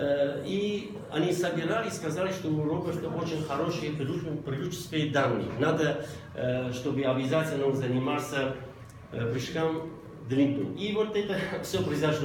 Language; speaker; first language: Russian; non-native, local second language; Armenian